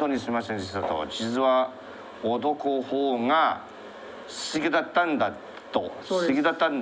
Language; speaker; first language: Japanese; non-native, learner; Chinese